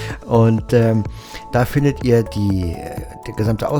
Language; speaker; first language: German; native; German